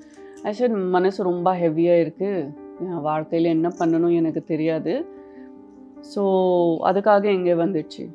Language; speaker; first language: Tamil; non-native, local second language; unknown